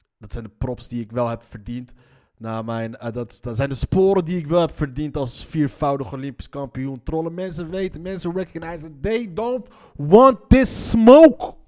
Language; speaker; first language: Dutch; early bilingual, other home language; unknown